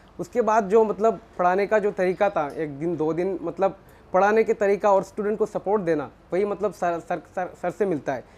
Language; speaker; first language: Hindi; non-native, local second language; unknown